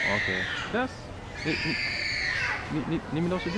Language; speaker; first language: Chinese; non-native, fluent; English